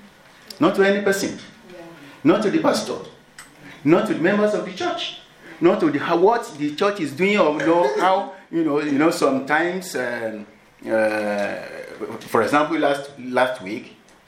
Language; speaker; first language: English; non-native, local second language; Yoruba